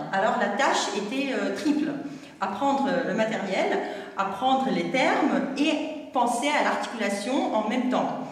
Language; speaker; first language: French; non-native, fluent; Russian